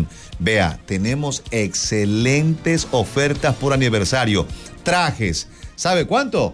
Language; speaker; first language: Spanish; native; Spanish